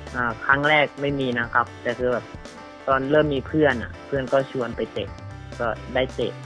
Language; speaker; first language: Thai; early bilingual, heritage; Thai